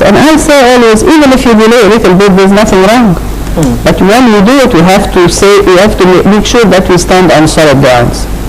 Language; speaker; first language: English; non-native, fluent; Arabic